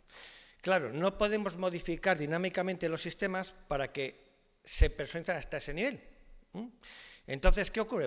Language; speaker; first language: Spanish; native; Spanish